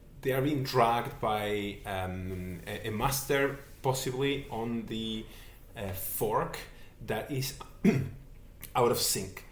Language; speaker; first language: English; non-native, fluent; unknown